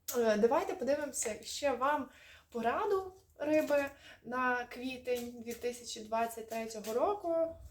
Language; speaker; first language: Ukrainian; non-native, local second language; Russian